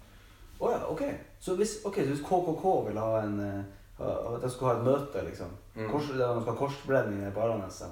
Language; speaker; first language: Norwegian; native; Norwegian